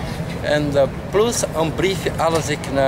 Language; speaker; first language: Dutch; non-native, learner; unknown